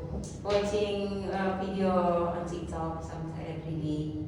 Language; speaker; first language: English; non-native, learner; Indonesian